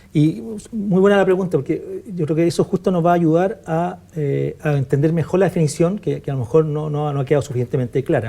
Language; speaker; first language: Spanish; native; Spanish